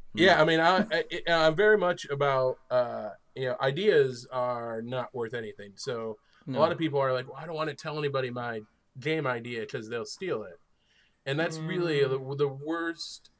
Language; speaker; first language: English; native; English